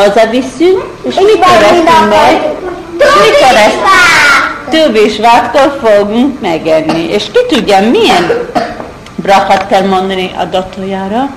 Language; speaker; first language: Hungarian; non-native, learner; Hebrew